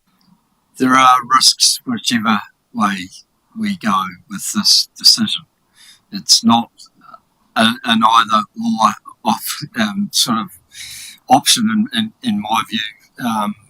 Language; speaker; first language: English; native; English